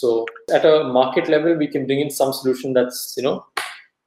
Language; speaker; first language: English; non-native, local second language; Kannada